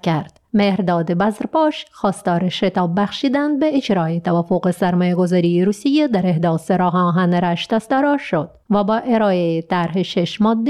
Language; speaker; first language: Persian; native; Persian